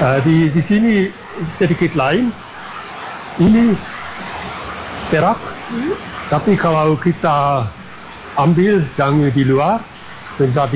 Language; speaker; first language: Indonesian; non-native, fluent; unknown